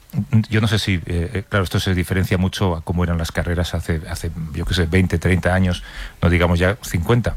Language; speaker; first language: Spanish; native; Spanish